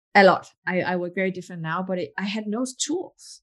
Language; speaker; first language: English; non-native, fluent; Danish